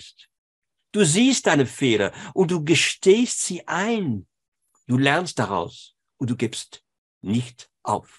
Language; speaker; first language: German; non-native, fluent; French